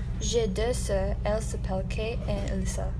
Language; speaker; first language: French; non-native, learner; English